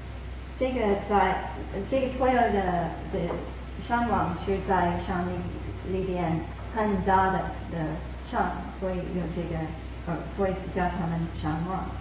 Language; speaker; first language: Chinese; non-native, fluent; English